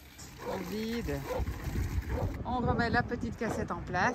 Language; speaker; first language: French; native; French